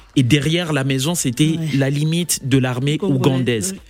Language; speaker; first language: French; non-native, local second language; Lingala